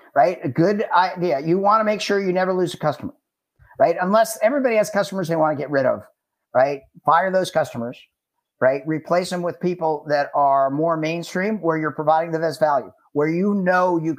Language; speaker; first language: English; native; English